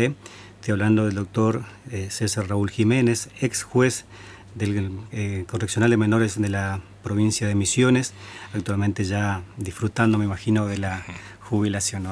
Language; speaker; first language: Spanish; native; Spanish